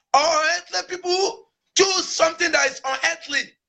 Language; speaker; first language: English; non-native, local second language; Yoruba